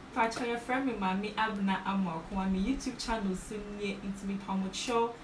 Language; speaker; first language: English; non-native, local second language; Akan